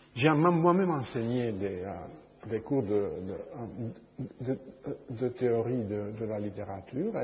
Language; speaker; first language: French; non-native, fluent; Romanian